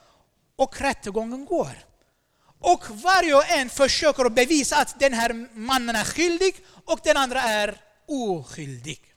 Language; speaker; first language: Swedish; non-native, fluent; Armenian